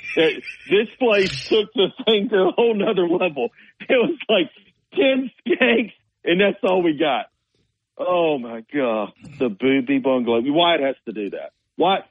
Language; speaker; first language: English; native; English